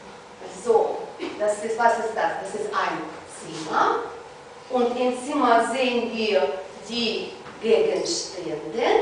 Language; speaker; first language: German; non-native, fluent; Russian